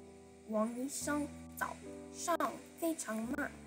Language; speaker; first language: Chinese; non-native, learner; English